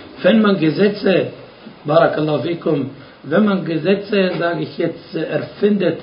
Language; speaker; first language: German; non-native, fluent; Arabic